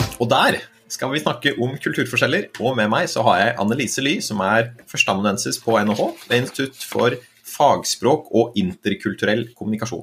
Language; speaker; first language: Norwegian; native; Norwegian